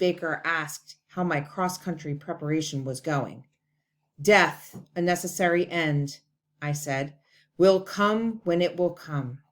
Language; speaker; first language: English; native; English